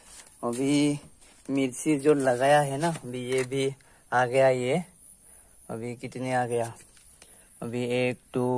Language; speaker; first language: Hindi; non-native, local second language; Bodo